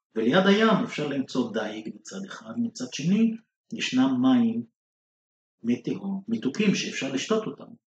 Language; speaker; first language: Hebrew; non-native, local second language; Arabic